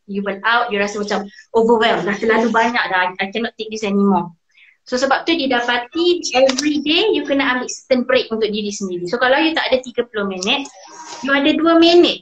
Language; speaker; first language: Malay; native; Malay